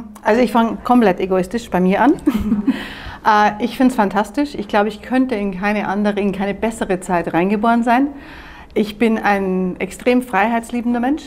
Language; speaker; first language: German; native; German